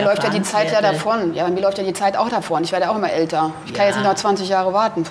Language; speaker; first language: German; native; German